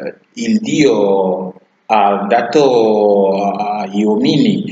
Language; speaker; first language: Italian; non-native, learner; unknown